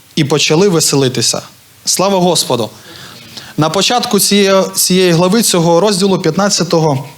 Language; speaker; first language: Ukrainian; non-native, local second language; Russian